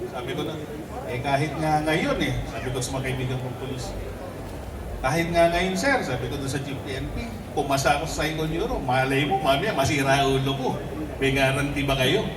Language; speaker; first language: Filipino; non-native, local second language; Iloko